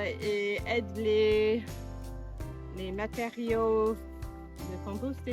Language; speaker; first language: French; non-native, fluent; English